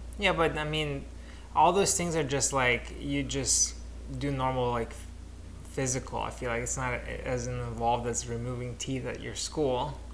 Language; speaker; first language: English; non-native, fluent; Lithuanian